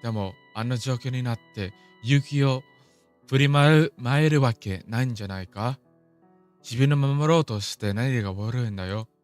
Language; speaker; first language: Japanese; non-native, learner; English